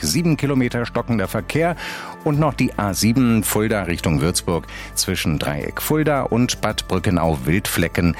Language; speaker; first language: German; native; German